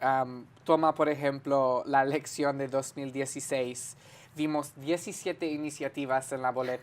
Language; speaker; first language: Spanish; non-native, fluent; English